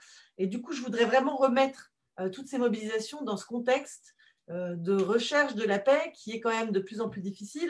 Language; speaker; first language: French; native; French